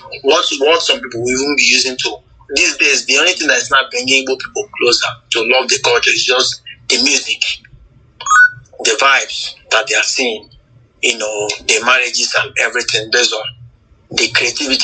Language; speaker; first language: English; non-native, local second language; Igbo